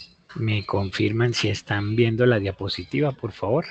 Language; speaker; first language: Spanish; native; Spanish